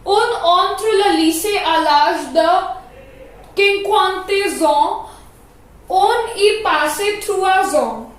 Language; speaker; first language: French; non-native, fluent; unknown